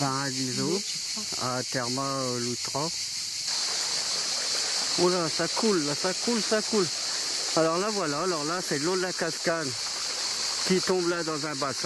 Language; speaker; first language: French; native; French